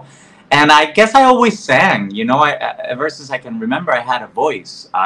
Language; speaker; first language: English; non-native, fluent; Spanish